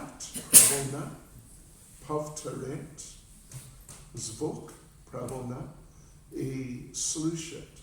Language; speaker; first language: Russian; non-native, learner; English